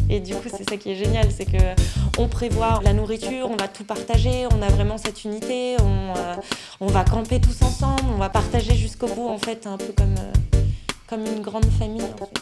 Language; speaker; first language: French; native; French